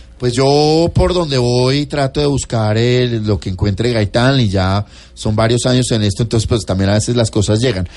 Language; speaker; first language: Spanish; native; Spanish